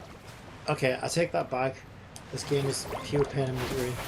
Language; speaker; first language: English; native; English